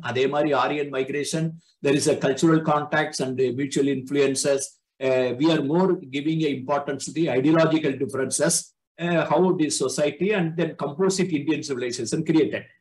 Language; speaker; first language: English; non-native, local second language; Tamil